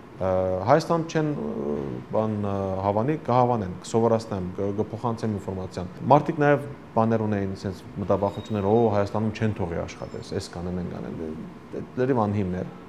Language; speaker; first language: Armenian; early bilingual, heritage; Armenian